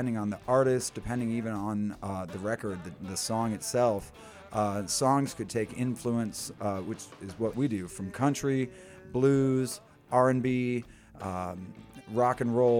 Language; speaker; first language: English; native; English